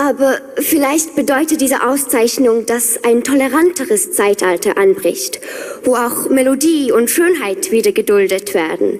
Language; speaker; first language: German; non-native, fluent; English